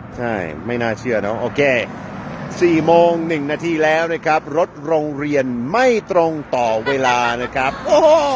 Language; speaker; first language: Thai; non-native, fluent; English